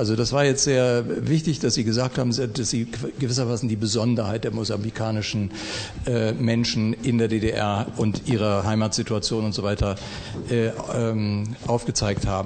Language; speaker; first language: German; native; German